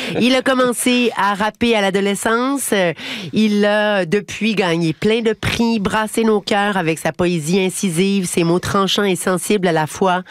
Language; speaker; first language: French; native; French